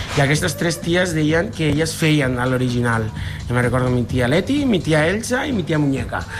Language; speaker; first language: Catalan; non-native, fluent; Spanish